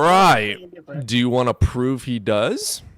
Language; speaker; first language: English; native; English